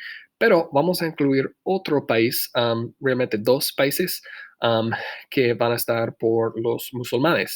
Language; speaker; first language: Spanish; non-native, fluent; English